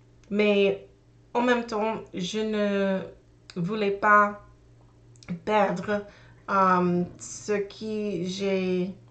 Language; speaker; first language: French; non-native, learner; English